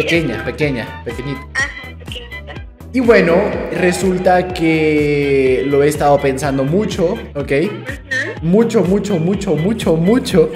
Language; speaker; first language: Spanish; native; Spanish